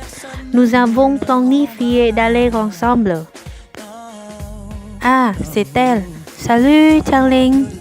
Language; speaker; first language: French; non-native, learner; Vietnamese